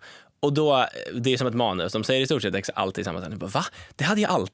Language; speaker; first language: Swedish; native; Swedish